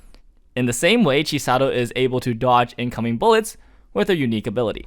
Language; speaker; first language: English; native; English